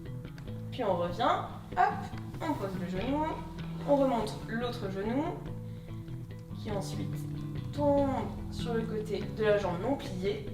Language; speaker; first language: French; native; French